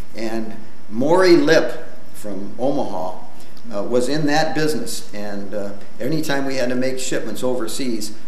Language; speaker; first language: English; native; English